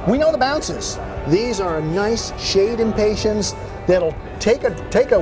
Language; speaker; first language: English; native; English